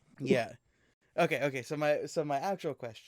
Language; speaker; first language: English; native; English